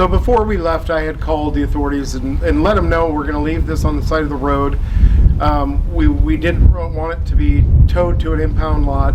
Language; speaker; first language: English; native; English